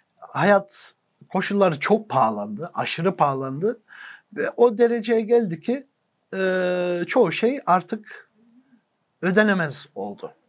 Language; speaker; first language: Turkish; early bilingual, heritage; Turkish